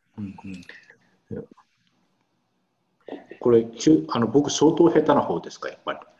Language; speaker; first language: Japanese; native; Japanese